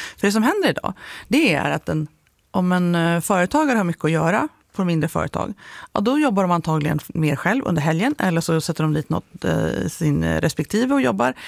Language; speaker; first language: Swedish; native; Swedish